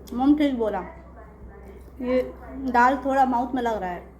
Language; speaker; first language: Hindi; non-native, local second language; Bangla